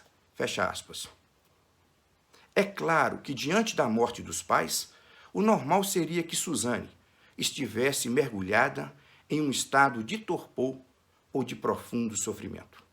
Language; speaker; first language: Portuguese; native; Portuguese